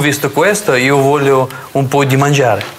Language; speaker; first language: Italian; non-native, learner; Russian